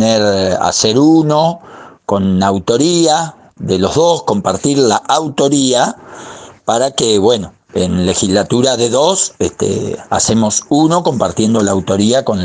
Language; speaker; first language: Spanish; native; Spanish